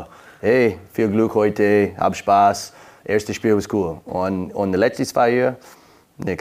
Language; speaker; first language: German; non-native, learner; English